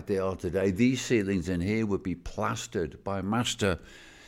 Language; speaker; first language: English; native; English